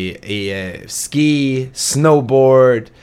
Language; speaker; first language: Spanish; non-native, learner; German